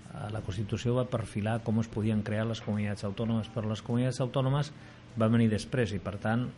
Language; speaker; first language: Catalan; native; Catalan